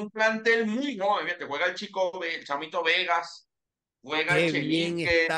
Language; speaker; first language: Spanish; native; Spanish